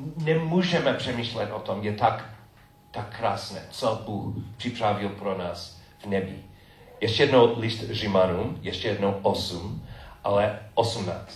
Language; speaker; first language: Czech; non-native, fluent; English